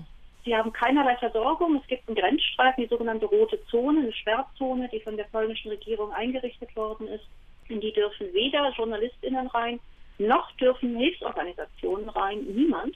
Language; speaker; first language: German; native; German